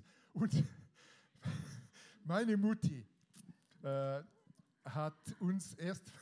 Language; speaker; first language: German; native; German